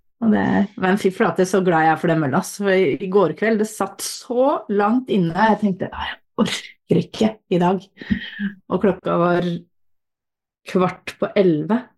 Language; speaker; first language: Norwegian; native; Norwegian